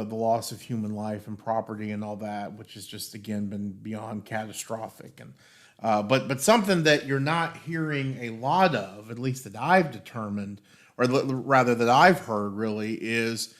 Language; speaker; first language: English; native; English